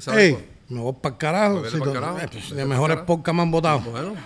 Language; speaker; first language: Spanish; native; Spanish